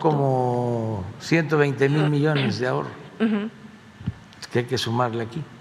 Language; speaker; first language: Spanish; native; Spanish